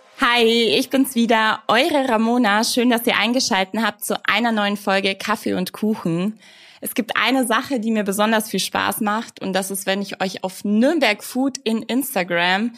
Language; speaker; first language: German; native; German